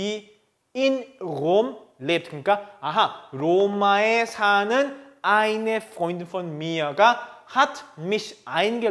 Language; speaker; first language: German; non-native, fluent; Korean